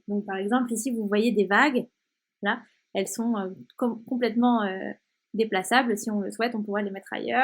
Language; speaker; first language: French; native; French